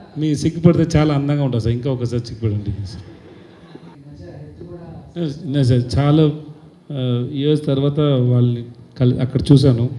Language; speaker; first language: Telugu; non-native, learner; Tamil